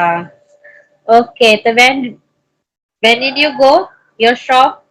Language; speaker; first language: English; non-native, learner; Hindi